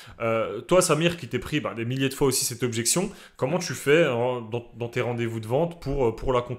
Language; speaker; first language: French; native; French